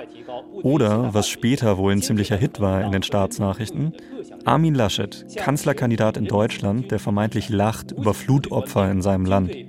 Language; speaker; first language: German; native; German